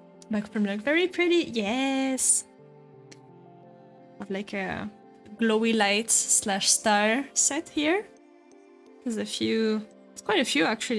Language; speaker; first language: English; non-native, fluent; French